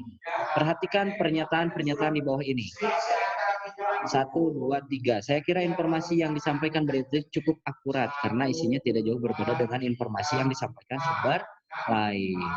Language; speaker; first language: Indonesian; native; Indonesian